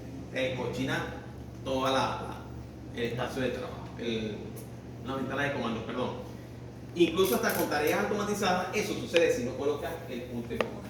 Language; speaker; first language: Spanish; native; Spanish